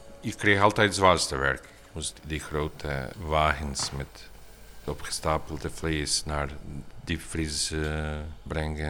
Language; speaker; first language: Dutch; non-native, learner; Bosnian